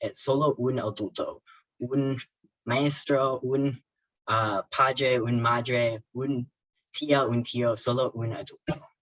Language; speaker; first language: Spanish; non-native, learner; English